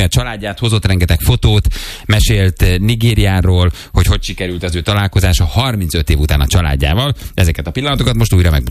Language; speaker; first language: Hungarian; native; Hungarian